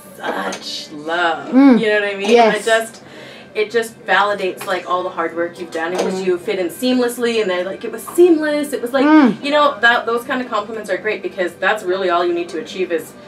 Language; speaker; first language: English; native; English